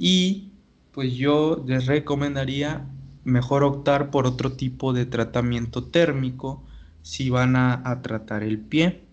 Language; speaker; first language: Spanish; native; Spanish